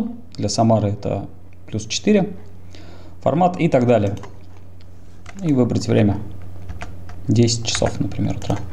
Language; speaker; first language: Russian; native; Russian